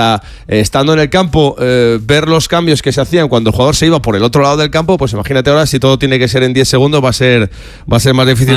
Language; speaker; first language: Spanish; native; Spanish